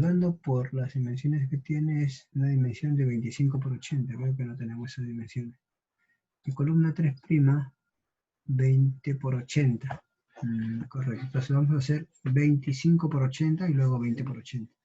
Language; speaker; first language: Spanish; native; Spanish